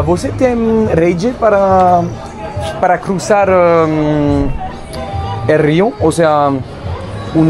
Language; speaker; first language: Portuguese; non-native, learner; French